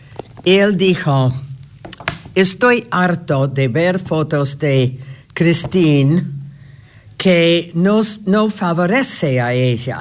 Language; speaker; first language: Spanish; non-native, fluent; English